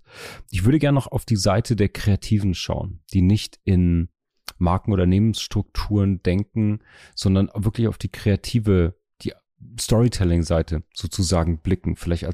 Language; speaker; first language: German; native; German